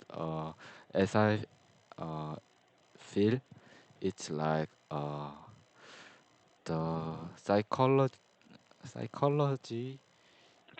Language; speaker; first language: English; non-native, learner; Korean